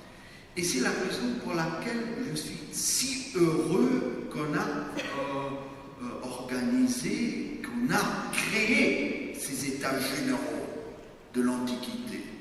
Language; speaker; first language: French; non-native, fluent; German